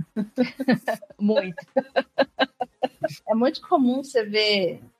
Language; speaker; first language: Portuguese; native; Portuguese